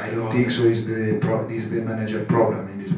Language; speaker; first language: English; non-native, learner; Italian